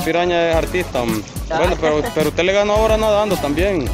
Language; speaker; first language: Spanish; native; Spanish